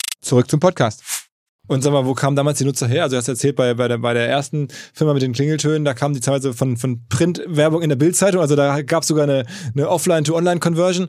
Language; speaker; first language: German; native; German